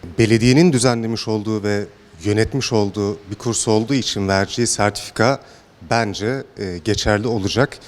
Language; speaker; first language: Turkish; native; Turkish